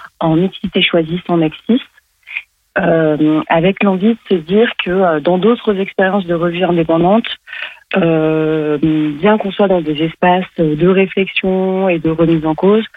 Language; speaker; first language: French; native; French